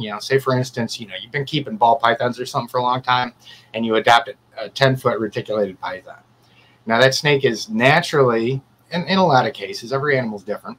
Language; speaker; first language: English; native; English